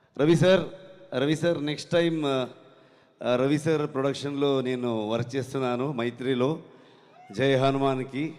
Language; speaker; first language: Telugu; non-native, learner; Kannada